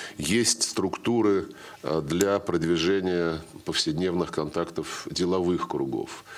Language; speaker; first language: Russian; native; Russian